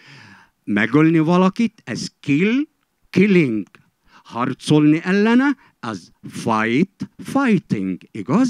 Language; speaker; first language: Hungarian; non-native, fluent; Arabic